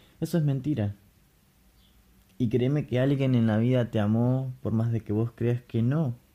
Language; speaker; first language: Spanish; native; Spanish